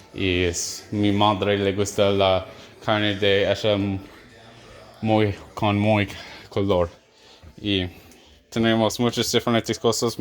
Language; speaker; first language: Spanish; non-native, learner; English